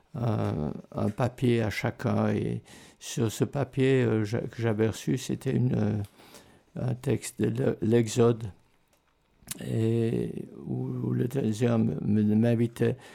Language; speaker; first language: French; native; French